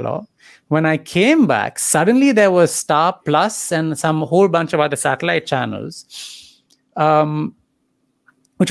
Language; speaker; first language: English; non-native, local second language; Tamil